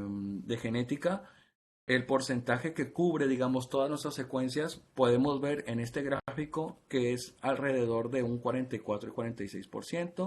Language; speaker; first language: Spanish; native; Spanish